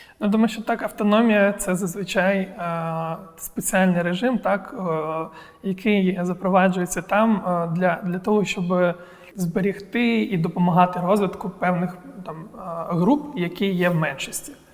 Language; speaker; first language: Ukrainian; non-native, local second language; Crimean Tatar